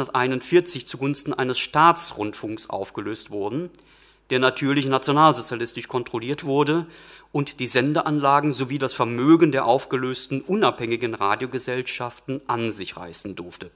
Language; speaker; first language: German; native; German